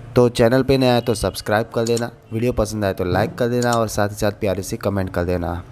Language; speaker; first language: Hindi; non-native, local second language; Gujarati